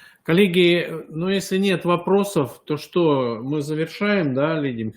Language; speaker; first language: Russian; native; Russian